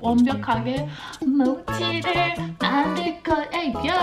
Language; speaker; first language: Korean; non-native, learner; English